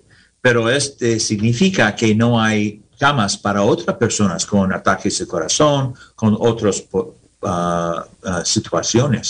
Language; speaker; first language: Spanish; non-native, learner; English